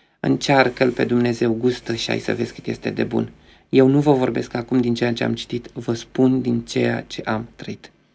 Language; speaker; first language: Romanian; native; Romanian